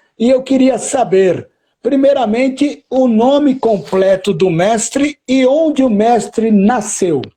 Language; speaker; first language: Portuguese; native; Portuguese